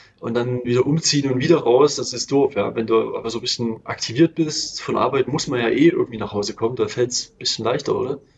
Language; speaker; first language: German; native; German